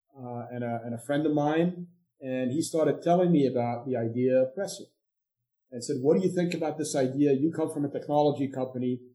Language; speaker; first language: English; non-native, fluent; Arabic